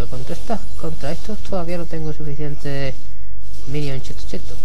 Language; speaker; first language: Spanish; native; Spanish